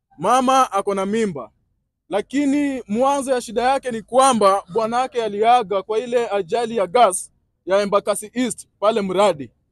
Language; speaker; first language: Swahili; native; Swahili